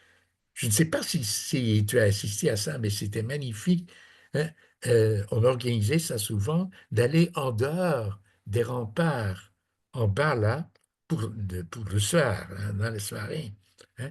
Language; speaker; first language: French; non-native, fluent; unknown